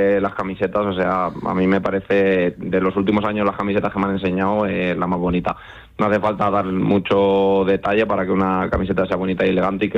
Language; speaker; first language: Spanish; native; Spanish